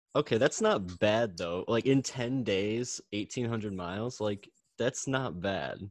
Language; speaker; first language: English; native; English